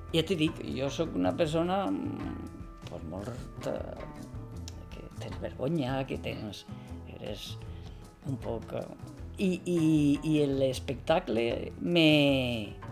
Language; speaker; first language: Catalan; native; Catalan